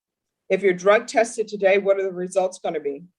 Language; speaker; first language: English; native; English